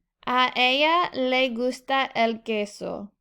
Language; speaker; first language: Spanish; non-native, fluent; English